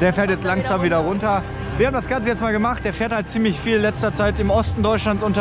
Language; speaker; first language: German; native; German